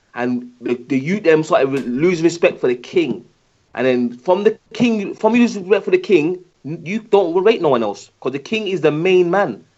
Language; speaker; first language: English; native; English